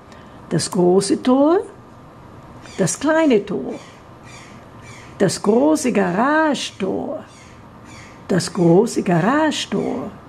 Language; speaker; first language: German; non-native, fluent; Portuguese